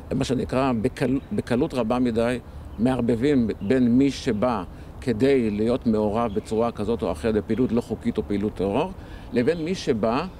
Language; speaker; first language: Hebrew; early bilingual, other home language; Arabic